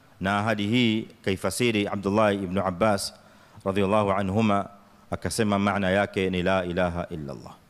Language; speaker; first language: Swahili; native; Swahili